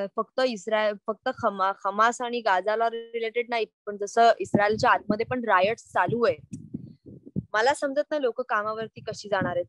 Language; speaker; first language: Marathi; native; Marathi